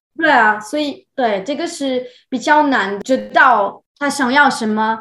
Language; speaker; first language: Chinese; non-native, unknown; French